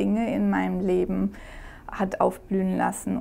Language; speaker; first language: German; early bilingual, other home language; Croatian